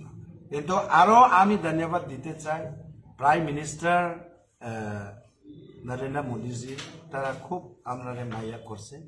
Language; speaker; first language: Bangla; non-native, local second language; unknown